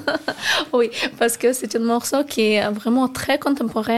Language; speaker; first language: French; non-native, learner; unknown